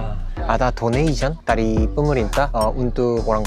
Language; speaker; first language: Indonesian; non-native, fluent; Korean